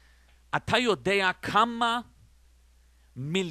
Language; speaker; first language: Hebrew; non-native, fluent; English